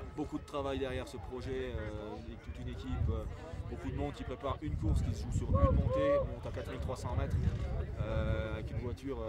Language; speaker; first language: French; native; French